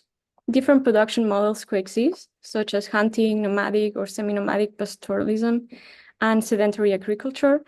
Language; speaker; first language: English; non-native, fluent; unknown